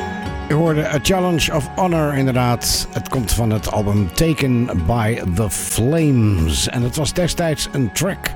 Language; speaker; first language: Dutch; native; Dutch